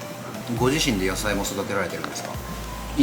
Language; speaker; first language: Japanese; native; Japanese